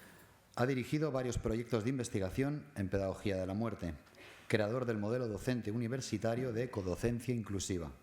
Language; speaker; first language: Spanish; native; Spanish